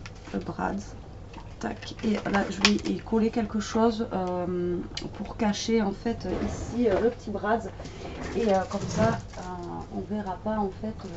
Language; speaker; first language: French; native; French